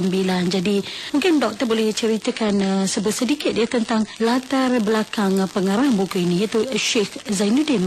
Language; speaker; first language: Malay; native; Malay